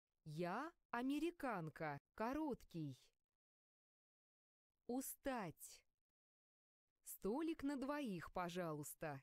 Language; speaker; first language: Russian; non-native, learner; English